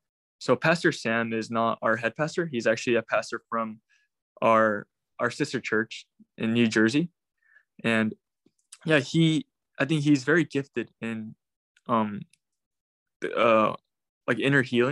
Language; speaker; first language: English; native; English